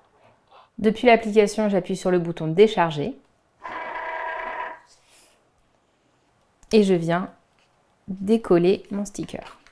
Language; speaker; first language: French; native; French